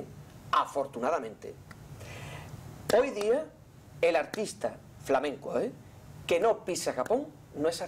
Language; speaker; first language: Spanish; native; Spanish